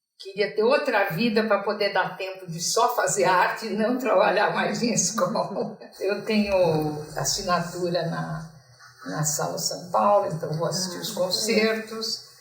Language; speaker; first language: Portuguese; native; Portuguese